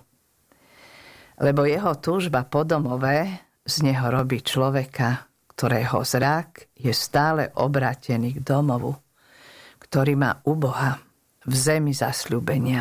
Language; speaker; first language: Slovak; native; Slovak